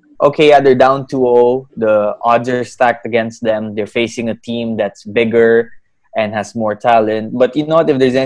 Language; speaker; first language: English; non-native, local second language; Filipino